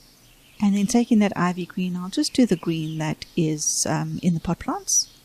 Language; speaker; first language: English; native; English